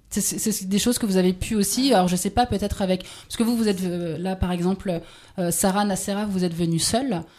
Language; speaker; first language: French; native; French